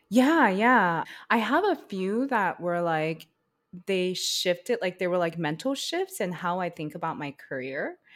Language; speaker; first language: English; early bilingual, other home language; Chinese